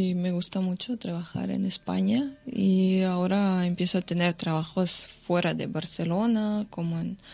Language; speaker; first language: Spanish; non-native, fluent; Russian